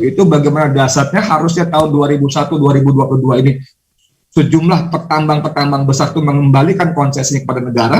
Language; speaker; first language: Indonesian; native; Indonesian